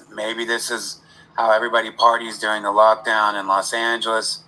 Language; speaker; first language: English; native; English